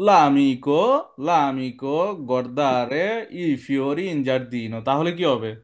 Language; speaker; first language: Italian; non-native, learner; Bangla